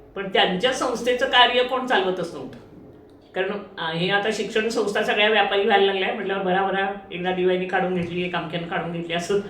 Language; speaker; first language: Marathi; native; Marathi